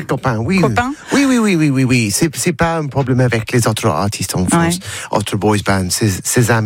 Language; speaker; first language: French; non-native, learner; English